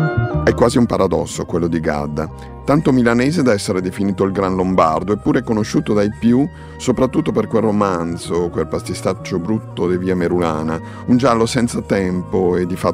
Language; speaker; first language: Italian; native; Italian